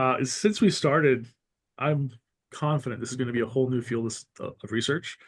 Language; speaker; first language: English; native; English